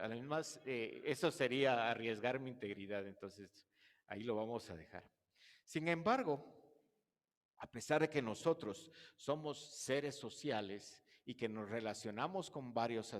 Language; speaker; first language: Spanish; native; Spanish